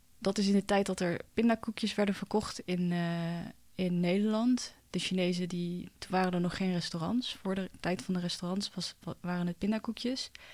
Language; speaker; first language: Dutch; early bilingual, other home language; Chinese